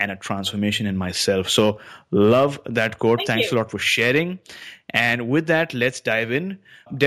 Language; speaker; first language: English; native; English